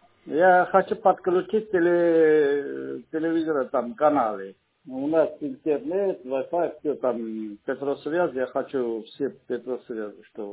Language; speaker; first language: Russian; non-native, local second language; Armenian